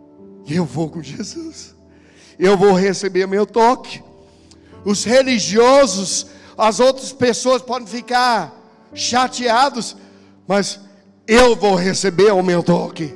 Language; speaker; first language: Portuguese; non-native, fluent; English